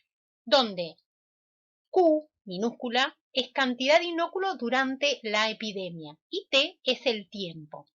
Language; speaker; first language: Spanish; native; Spanish